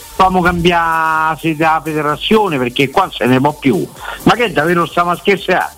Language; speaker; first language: Italian; native; Italian